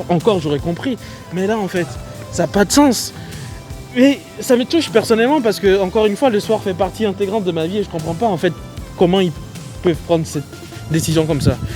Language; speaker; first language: French; native; French